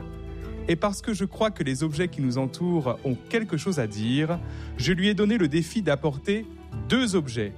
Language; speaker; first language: French; native; French